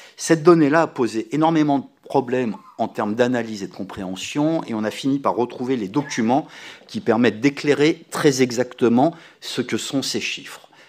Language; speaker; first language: French; native; French